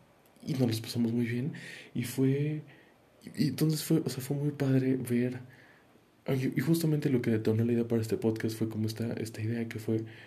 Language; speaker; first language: Spanish; native; Spanish